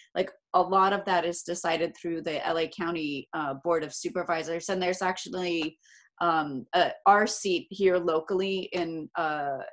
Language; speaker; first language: English; native; English